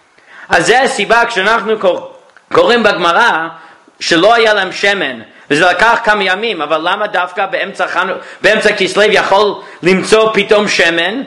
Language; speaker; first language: Hebrew; non-native, fluent; English